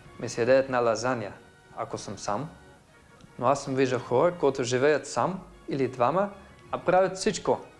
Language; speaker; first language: Bulgarian; non-native, fluent; Dutch